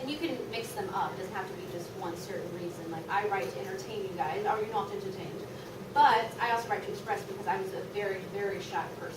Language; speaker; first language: English; native; English